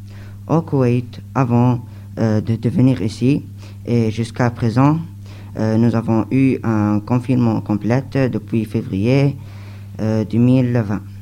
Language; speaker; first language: French; non-native, learner; Arabic